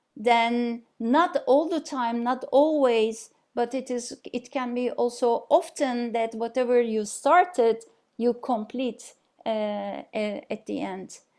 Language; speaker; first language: English; non-native, fluent; Turkish